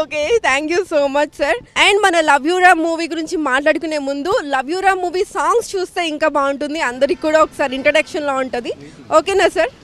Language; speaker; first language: Telugu; native; Telugu